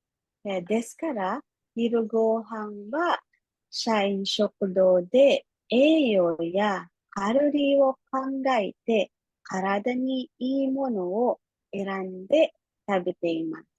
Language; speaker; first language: Japanese; non-native, fluent; Filipino